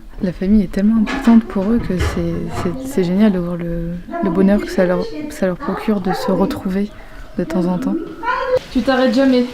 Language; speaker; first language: French; native; French